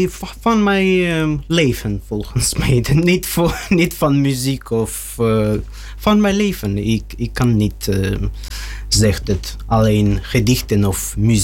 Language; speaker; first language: Dutch; non-native, learner; Russian